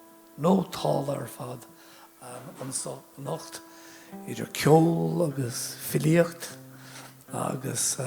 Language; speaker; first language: Irish; non-native, local second language; English